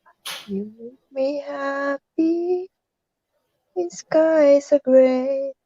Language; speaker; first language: English; non-native, local second language; Filipino